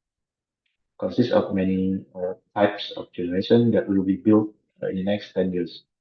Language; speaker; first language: English; non-native, fluent; Indonesian